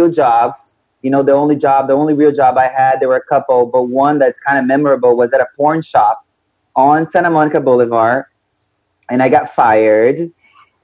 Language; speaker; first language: English; non-native, fluent; Portuguese